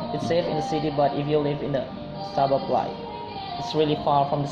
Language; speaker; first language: English; non-native, fluent; Indonesian